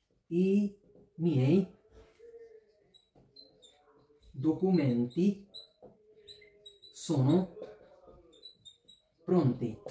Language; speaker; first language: Italian; non-native, fluent; Bangla